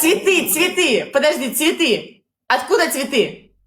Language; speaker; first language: Russian; native; Russian